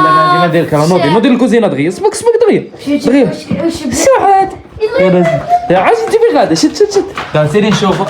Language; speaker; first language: Arabic; native; Arabic